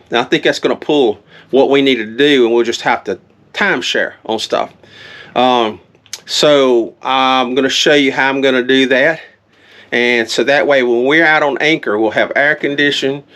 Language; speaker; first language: English; native; English